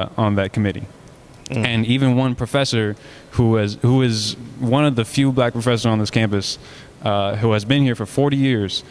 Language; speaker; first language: English; native; English